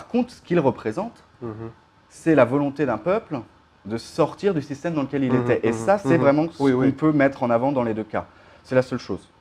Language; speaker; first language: French; native; French